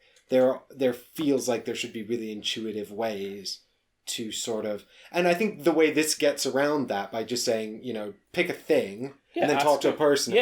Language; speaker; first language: English; native; English